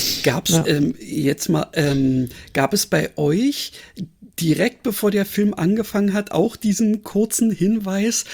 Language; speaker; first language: German; native; German